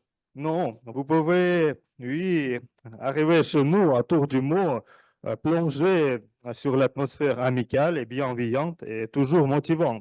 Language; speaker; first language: French; non-native, fluent; Russian